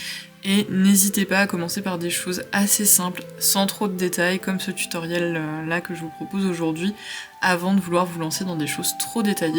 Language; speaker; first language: French; native; French